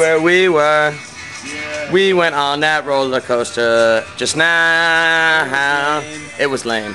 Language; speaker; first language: English; native; English